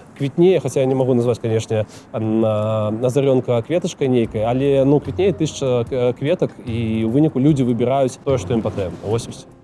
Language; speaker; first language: Belarusian; non-native, local second language; Russian